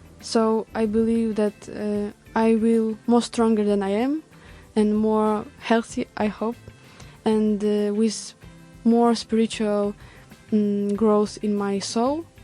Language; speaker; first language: English; non-native, learner; Ukrainian